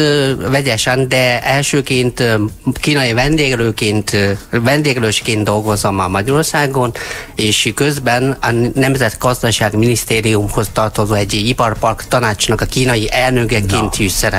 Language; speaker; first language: Hungarian; non-native, learner; Chinese